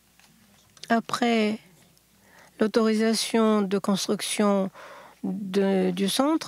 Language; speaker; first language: French; non-native, learner; Japanese